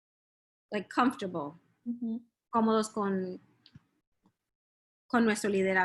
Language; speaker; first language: Spanish; early bilingual, heritage; Spanish